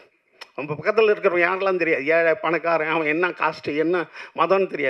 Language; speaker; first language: Tamil; native; Tamil